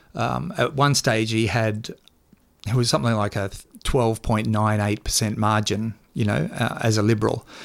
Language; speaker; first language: English; native; English